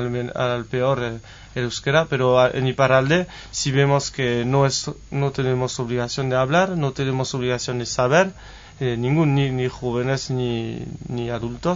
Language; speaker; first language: Spanish; non-native, fluent; French